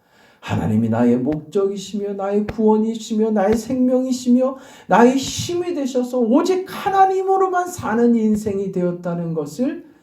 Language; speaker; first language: Korean; native; Korean